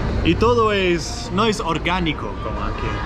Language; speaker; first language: Spanish; non-native, learner; Danish